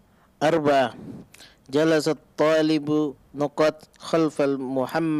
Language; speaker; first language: Arabic; non-native, learner; Indonesian